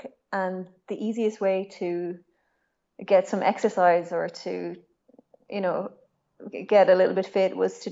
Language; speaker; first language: English; native; English